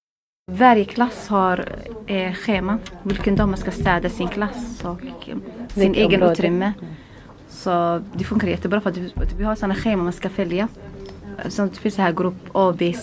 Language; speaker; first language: Swedish; non-native, learner; Arabic